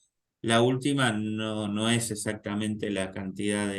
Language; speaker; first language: Spanish; native; Spanish